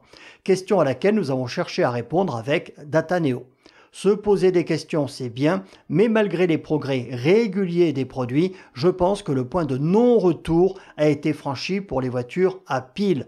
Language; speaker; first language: French; native; French